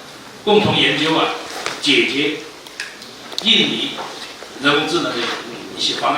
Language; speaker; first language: Chinese; native; Chinese